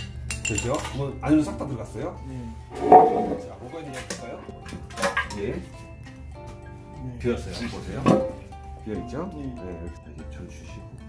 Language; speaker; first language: Korean; native; Korean